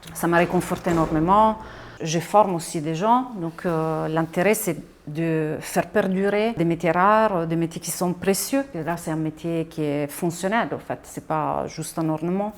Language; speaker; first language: French; non-native, fluent; Italian